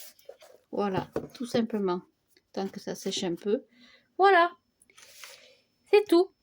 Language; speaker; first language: French; native; French